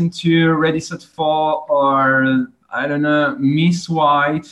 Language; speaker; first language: English; non-native, fluent; Italian